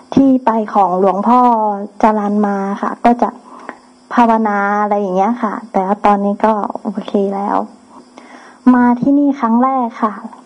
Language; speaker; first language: Thai; native; Thai